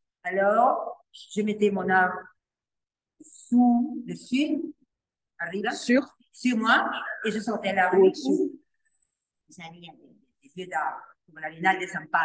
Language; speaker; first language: French; non-native, learner; Spanish